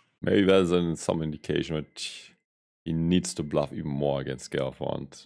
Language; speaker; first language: English; non-native, fluent; German